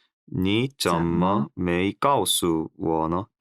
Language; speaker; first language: Chinese; non-native, learner; Korean